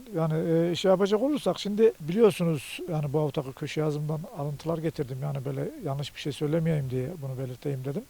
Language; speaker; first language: Turkish; native; Turkish